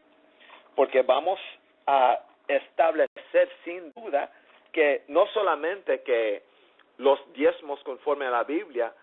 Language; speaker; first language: Spanish; early bilingual, heritage; English